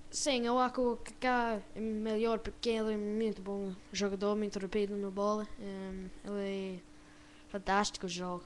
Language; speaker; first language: Portuguese; non-native, learner; English